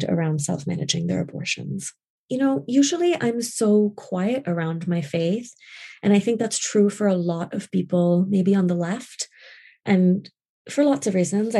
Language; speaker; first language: English; non-native, local second language; Urdu